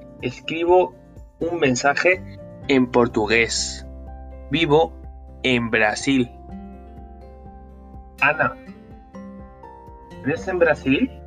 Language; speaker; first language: Spanish; non-native, fluent; Norwegian